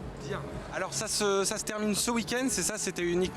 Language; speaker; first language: French; native; French